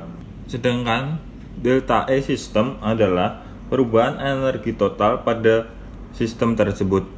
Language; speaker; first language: Indonesian; native; Indonesian